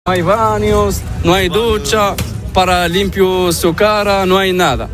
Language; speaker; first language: Spanish; non-native, learner; Arabic